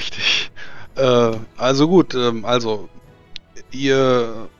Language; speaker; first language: German; native; German